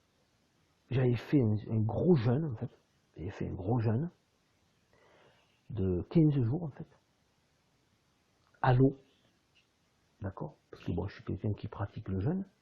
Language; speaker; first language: French; native; French